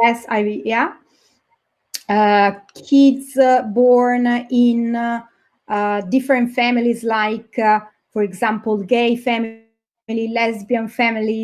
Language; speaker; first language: English; non-native, fluent; Italian